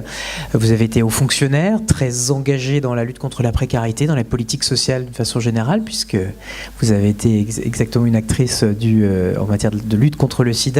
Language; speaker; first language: French; native; French